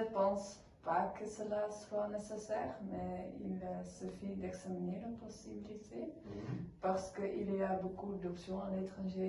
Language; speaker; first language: French; non-native, learner; Dutch